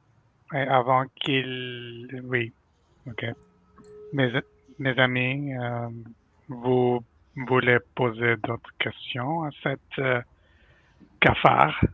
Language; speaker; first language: French; non-native, learner; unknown